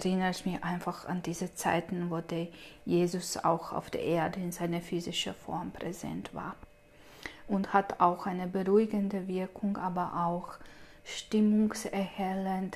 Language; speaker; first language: German; non-native, fluent; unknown